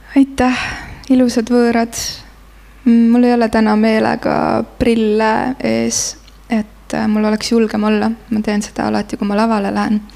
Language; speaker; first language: Estonian; native; Estonian